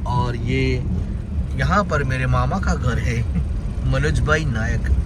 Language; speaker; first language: Hindi; non-native, local second language; Gujarati